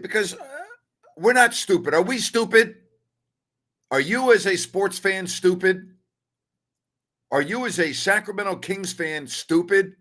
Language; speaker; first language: English; native; English